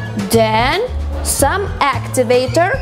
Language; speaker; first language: English; non-native, fluent; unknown